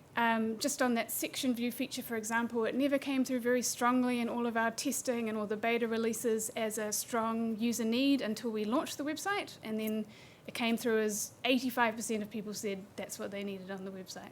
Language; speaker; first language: English; native; English